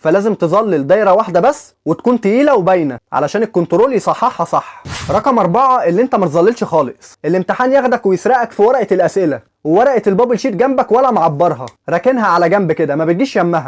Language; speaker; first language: Arabic; native; Arabic